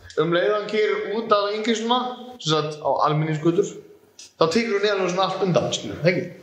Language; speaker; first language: Icelandic; non-native, fluent; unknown